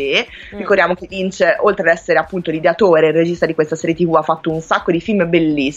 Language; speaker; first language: Italian; native; Italian